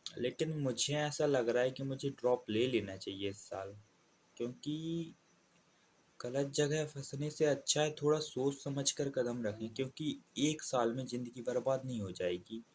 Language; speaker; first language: Hindi; native; Hindi